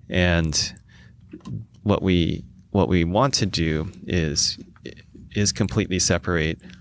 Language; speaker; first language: English; native; English